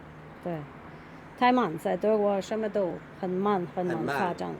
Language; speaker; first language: Chinese; non-native, learner; German